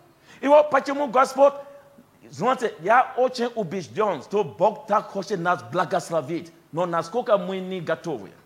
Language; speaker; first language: Russian; non-native, fluent; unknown